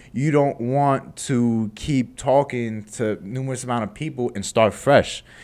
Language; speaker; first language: English; native; English